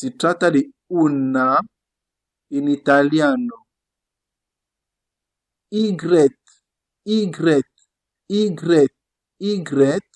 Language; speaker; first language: Italian; non-native, fluent; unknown